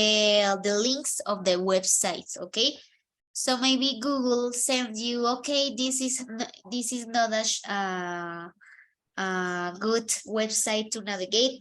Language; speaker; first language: English; non-native, fluent; Spanish